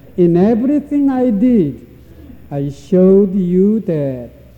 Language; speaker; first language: English; non-native, fluent; Korean